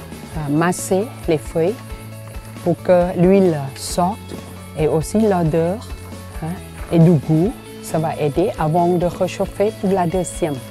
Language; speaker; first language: French; non-native, learner; Thai